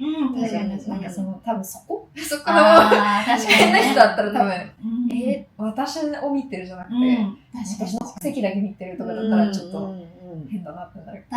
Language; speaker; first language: Japanese; non-native, fluent; English